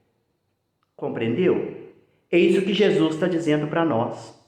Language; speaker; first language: Portuguese; native; Portuguese